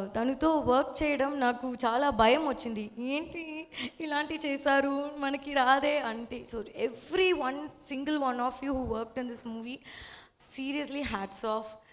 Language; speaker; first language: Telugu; non-native, learner; Tamil